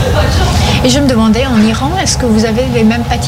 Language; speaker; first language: French; native; French